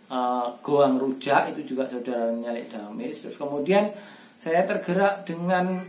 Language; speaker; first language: Indonesian; non-native, local second language; Javanese